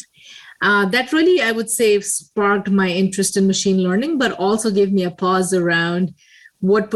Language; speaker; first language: English; non-native, local second language; Hindi